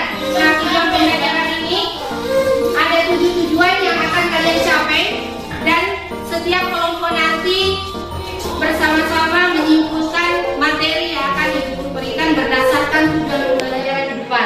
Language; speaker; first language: Indonesian; native; Indonesian